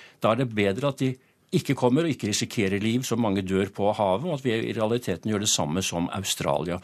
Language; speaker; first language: Norwegian; native; Norwegian